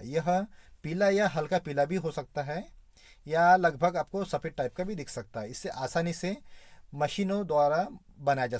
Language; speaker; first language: Hindi; non-native, local second language; Marathi